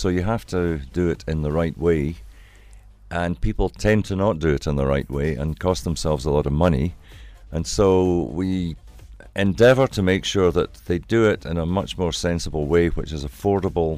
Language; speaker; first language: English; native; English